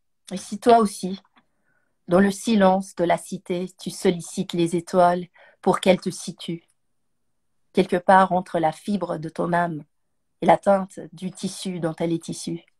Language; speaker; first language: French; early bilingual, other home language; English